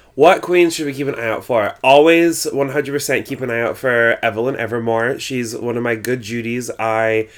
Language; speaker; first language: English; native; English